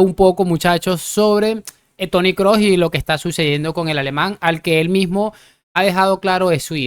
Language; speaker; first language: Spanish; native; Spanish